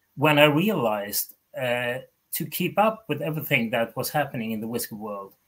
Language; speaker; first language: English; non-native, fluent; Swedish